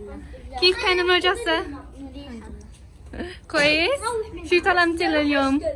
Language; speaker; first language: Arabic; non-native, learner; English